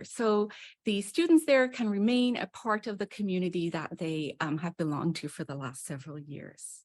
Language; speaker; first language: English; native; English